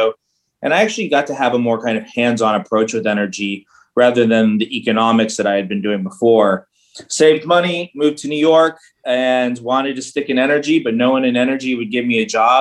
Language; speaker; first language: English; native; English